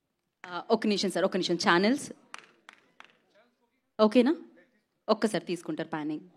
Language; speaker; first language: Telugu; native; Telugu